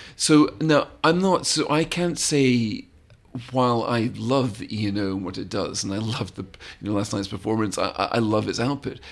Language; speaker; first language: English; native; English